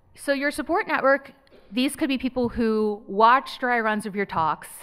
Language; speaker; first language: English; native; English